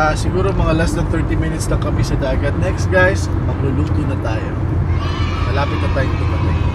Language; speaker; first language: Filipino; non-native, local second language; Cebuano